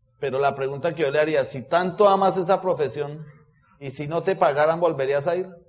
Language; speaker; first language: Spanish; native; Spanish